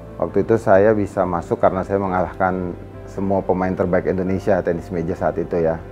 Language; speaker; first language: Indonesian; native; Indonesian